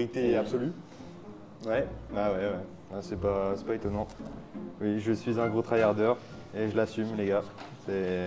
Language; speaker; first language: French; native; French